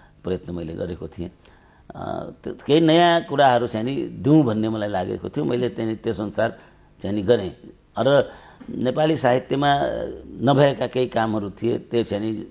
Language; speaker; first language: Nepali; native; Nepali